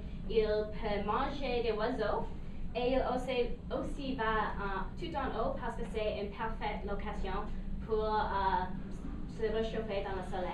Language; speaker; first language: French; non-native, local second language; English